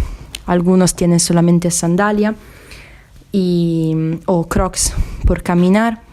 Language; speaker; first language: Spanish; non-native, fluent; Italian